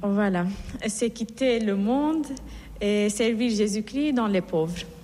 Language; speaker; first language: French; non-native, fluent; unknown